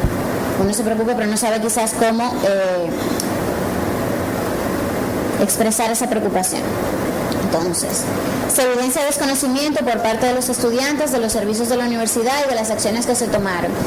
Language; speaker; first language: Spanish; native; Spanish